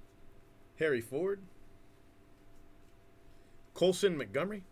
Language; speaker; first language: English; native; English